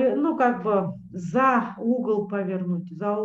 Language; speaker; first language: Russian; native; Russian